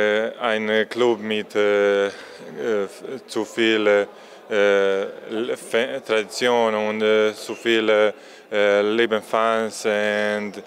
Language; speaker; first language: German; non-native, learner; Croatian